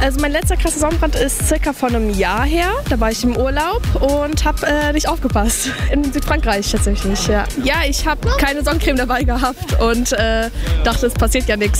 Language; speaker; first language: German; native; German